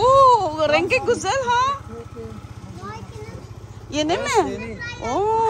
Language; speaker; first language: Turkish; non-native, learner; Filipino